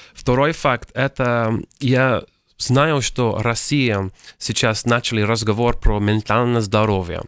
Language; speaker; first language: Russian; non-native, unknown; English